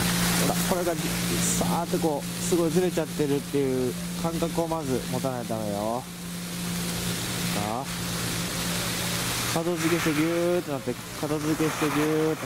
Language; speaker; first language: Japanese; native; Japanese